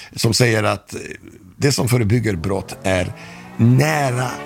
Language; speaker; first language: Swedish; non-native, fluent; Polish